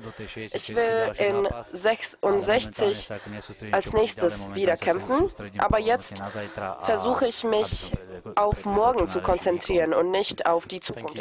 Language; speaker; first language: German; non-native, fluent; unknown